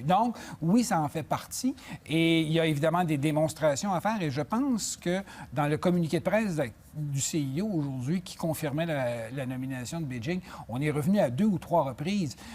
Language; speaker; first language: French; native; French